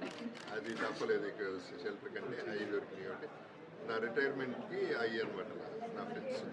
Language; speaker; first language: Telugu; native; Telugu